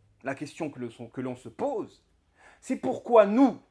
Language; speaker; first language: French; native; French